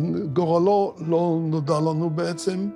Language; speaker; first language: Hebrew; early bilingual, other home language; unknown